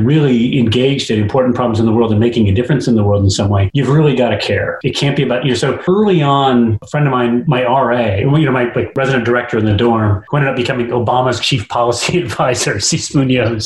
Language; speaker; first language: English; native; English